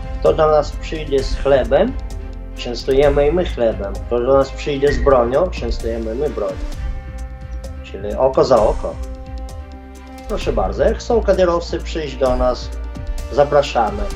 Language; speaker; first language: Polish; non-native, fluent; Ukrainian